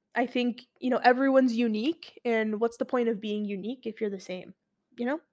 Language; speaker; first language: English; early bilingual, other home language; Arabic